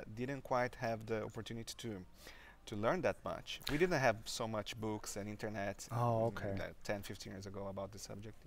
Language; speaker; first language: English; non-native, fluent; Portuguese